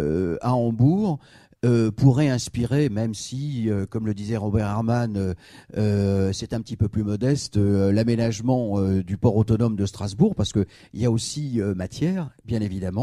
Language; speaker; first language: French; native; French